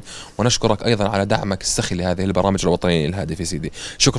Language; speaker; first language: Arabic; native; Arabic